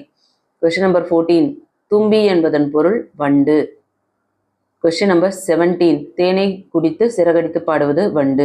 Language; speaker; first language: Tamil; native; Tamil